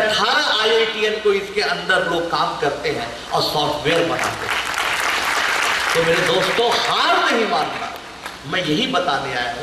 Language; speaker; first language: Hindi; native; Hindi